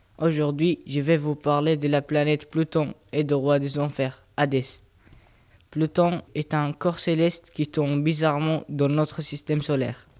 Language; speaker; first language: French; non-native, learner; Arabic